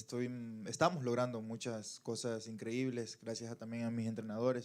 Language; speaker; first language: Spanish; native; Spanish